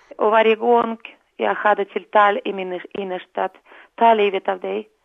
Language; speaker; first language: Swedish; non-native, fluent; Russian